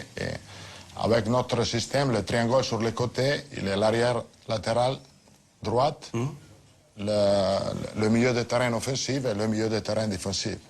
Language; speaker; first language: French; non-native, fluent; Italian